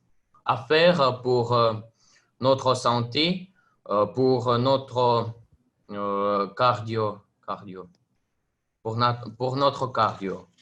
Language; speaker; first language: French; non-native, learner; Russian